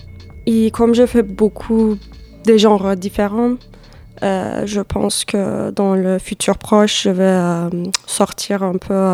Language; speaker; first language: French; non-native, fluent; Turkish